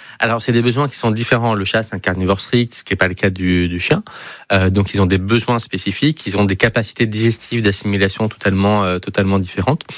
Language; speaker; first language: French; native; French